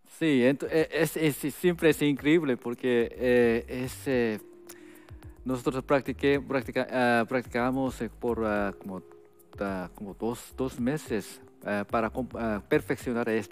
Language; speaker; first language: Spanish; non-native, fluent; Korean